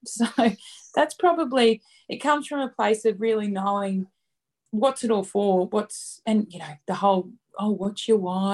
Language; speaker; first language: English; native; English